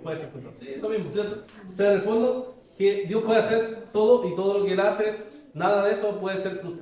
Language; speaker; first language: Spanish; native; Spanish